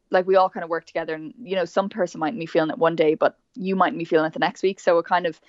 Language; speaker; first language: English; native; English